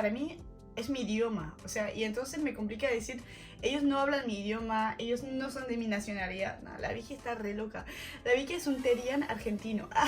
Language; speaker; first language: Spanish; non-native, fluent; French